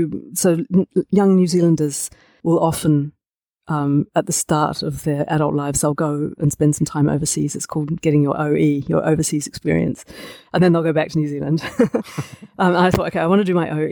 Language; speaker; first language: English; native; English